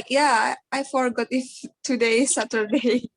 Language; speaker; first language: English; non-native, learner; Indonesian